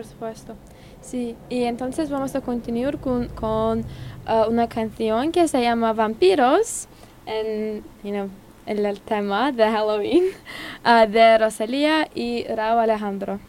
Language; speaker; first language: Spanish; non-native, learner; English